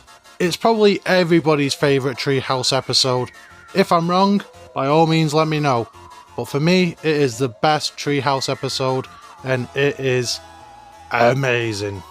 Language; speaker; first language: English; native; English